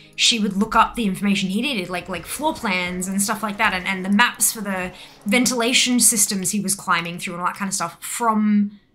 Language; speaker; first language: English; native; English